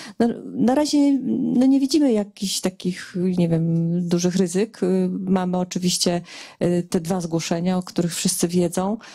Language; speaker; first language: Polish; native; Polish